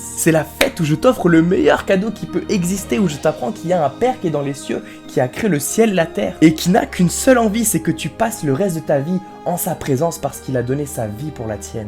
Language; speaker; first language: French; native; French